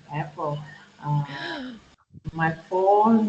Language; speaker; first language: English; non-native, learner; Vietnamese